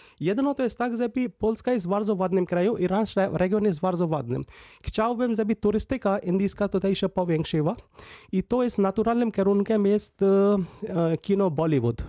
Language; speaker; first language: Polish; non-native, fluent; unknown